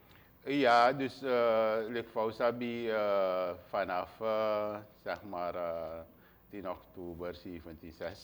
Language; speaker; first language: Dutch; non-native, local second language; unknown